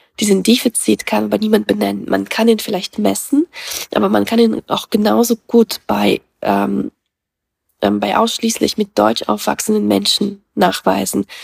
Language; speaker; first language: German; early bilingual, other home language; Russian